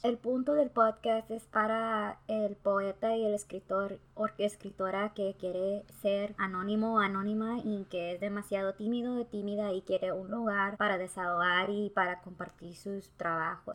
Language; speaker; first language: Spanish; early bilingual, other home language; English